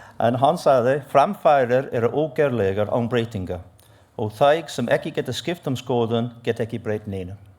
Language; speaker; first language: Icelandic; non-native, fluent; English